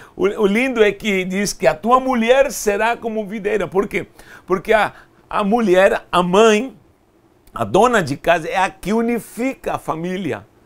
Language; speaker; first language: Portuguese; non-native, fluent; Spanish